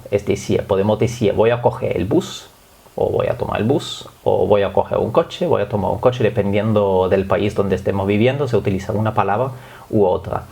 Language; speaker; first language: Spanish; non-native, fluent; German